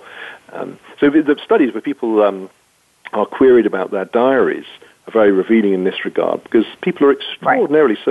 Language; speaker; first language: English; native; English